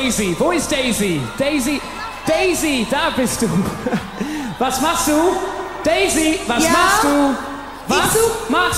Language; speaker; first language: German; native; German